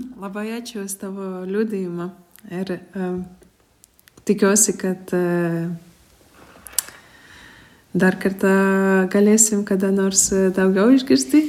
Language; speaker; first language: Lithuanian; non-native, learner; Latvian